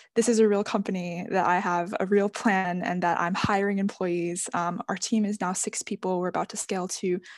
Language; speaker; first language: English; native; English